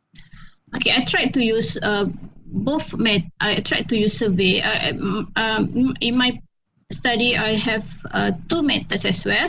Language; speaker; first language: English; non-native, fluent; Malay